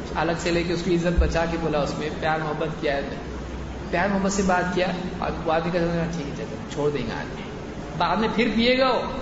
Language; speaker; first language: Urdu; native; Urdu